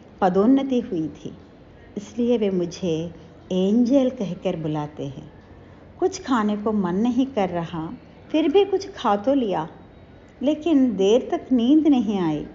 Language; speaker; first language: Hindi; non-native, local second language; Telugu